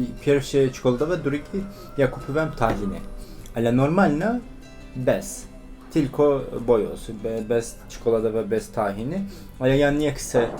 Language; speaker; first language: Polish; non-native, learner; Turkish